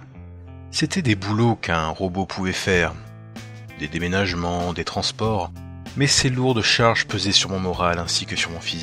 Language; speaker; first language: French; native; French